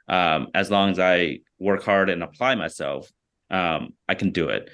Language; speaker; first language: English; early bilingual, other home language; Vietnamese